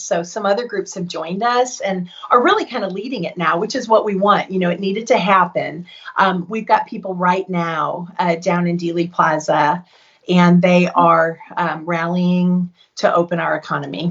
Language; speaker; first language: English; native; English